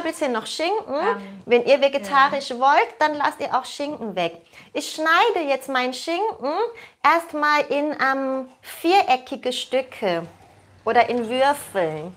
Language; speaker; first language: German; native; German